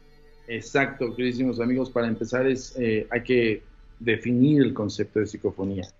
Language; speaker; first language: Spanish; native; Spanish